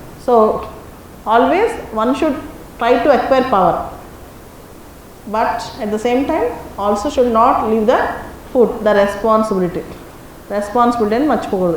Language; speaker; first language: English; non-native, local second language; Telugu